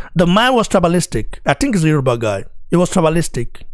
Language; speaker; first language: English; non-native, local second language; Bini